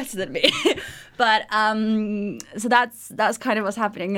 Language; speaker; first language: English; non-native, fluent; Russian